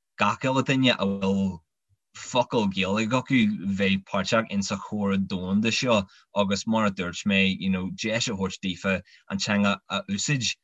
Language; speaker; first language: Irish; non-native, local second language; English